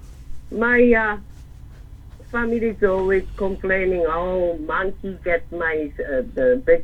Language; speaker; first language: English; non-native, learner; Japanese